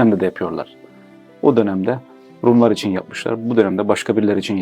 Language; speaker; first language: Turkish; native; Turkish